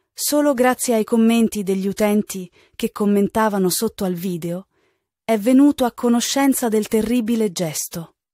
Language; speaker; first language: Italian; native; Italian